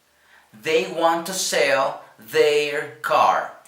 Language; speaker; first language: English; non-native, fluent; Spanish